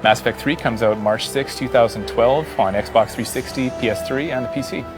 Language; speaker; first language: English; native; English